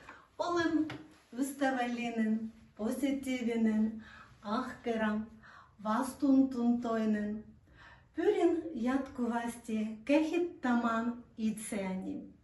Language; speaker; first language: Finnish; non-native, learner; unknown